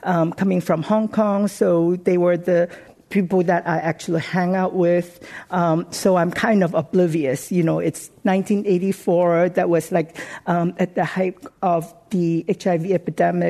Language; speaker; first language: English; non-native, local second language; Cantonese